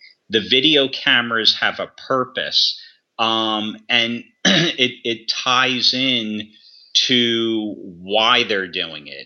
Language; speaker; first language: English; native; English